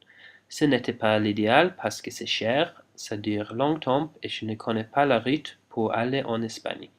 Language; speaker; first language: French; non-native, fluent; English